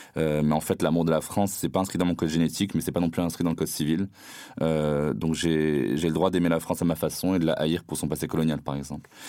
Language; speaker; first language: French; non-native, local second language; Arabic